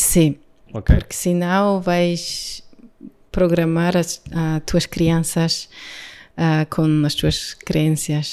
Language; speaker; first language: Portuguese; non-native, learner; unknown